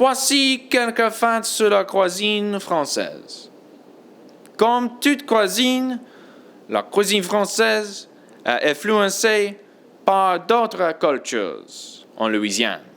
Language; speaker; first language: French; non-native, learner; English